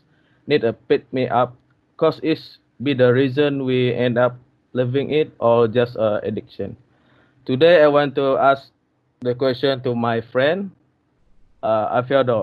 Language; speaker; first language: English; non-native, learner; Malay